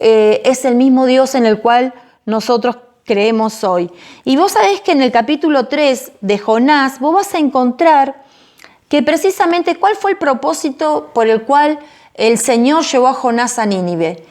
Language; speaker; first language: Spanish; native; Spanish